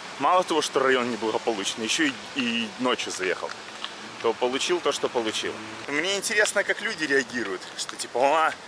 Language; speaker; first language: Russian; native; Russian